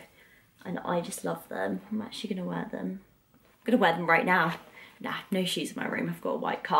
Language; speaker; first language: English; native; English